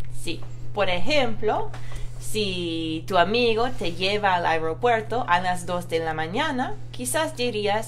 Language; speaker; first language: Spanish; non-native, fluent; English